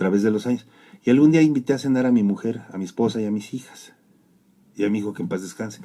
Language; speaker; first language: Spanish; native; Spanish